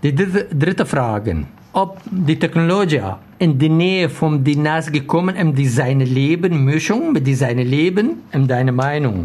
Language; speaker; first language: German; non-native, learner; Arabic